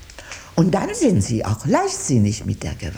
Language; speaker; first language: German; non-native, local second language; French